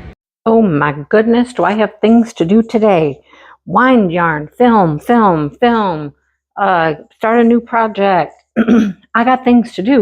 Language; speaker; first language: English; native; English